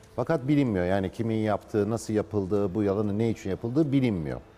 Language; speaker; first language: Turkish; native; Turkish